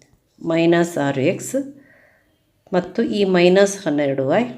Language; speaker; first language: Kannada; native; Kannada